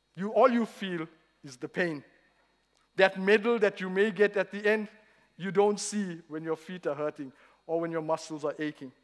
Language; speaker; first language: English; native; English